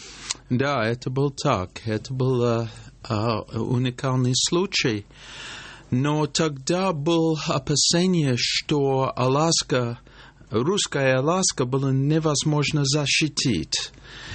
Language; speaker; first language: Russian; non-native, fluent; English